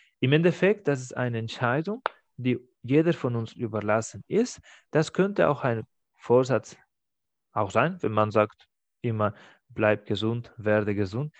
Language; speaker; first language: German; non-native, fluent; Spanish